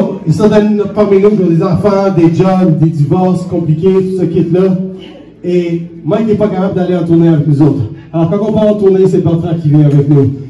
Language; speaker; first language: French; native; French